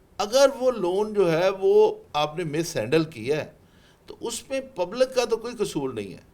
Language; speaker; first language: Urdu; non-native, local second language; Punjabi